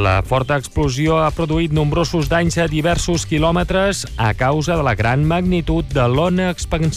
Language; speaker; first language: Catalan; native; Catalan